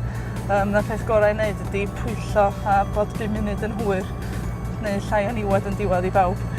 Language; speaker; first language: Welsh; native; Welsh